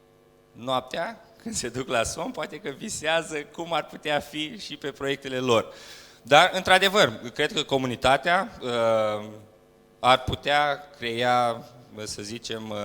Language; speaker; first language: Romanian; native; Romanian